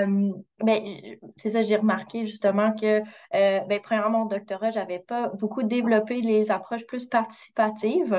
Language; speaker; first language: French; native; French